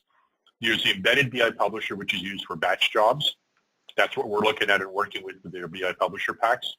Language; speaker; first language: English; native; English